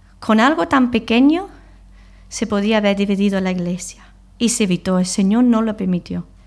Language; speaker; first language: Spanish; non-native, fluent; English